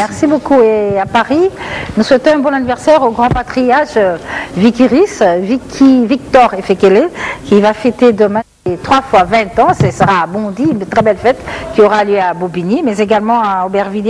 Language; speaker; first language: French; non-native, local second language; Lingala